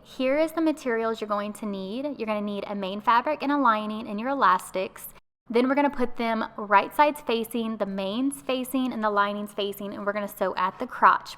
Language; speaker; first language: English; native; English